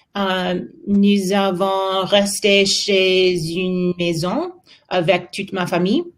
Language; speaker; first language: French; non-native, learner; English